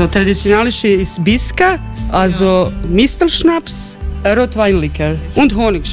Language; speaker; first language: German; non-native, learner; Croatian